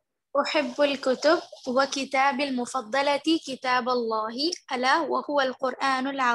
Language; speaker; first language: Arabic; non-native, learner; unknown